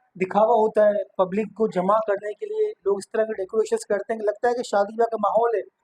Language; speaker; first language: Urdu; non-native, local second language; Memoni